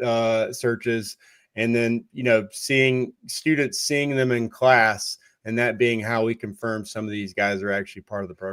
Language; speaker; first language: English; native; English